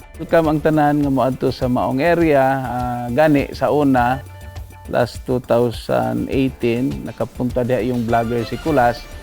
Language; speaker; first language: Cebuano; native; Cebuano